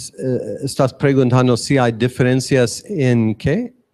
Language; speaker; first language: Spanish; non-native, learner; English